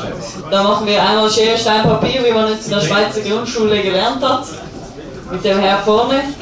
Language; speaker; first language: German; native; German